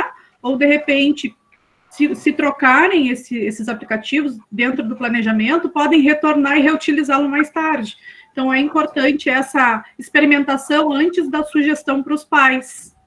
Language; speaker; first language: Portuguese; native; Portuguese